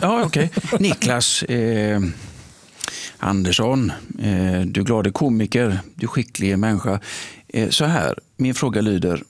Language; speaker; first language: Swedish; native; Swedish